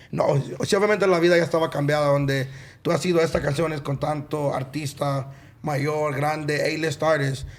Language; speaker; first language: Spanish; early bilingual, other home language; English